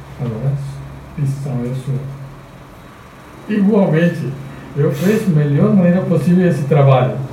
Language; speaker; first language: Portuguese; non-native, fluent; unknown